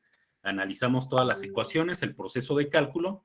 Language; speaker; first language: Spanish; native; Spanish